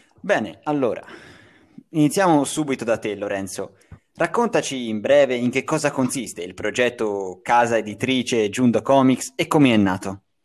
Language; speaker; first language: Italian; native; Italian